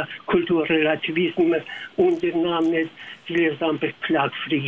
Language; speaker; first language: Swedish; non-native, learner; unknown